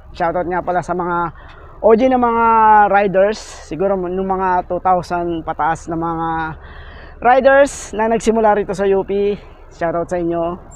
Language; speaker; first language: Filipino; native; Filipino